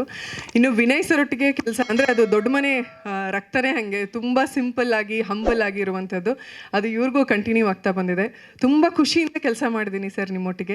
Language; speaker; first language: Kannada; native; Kannada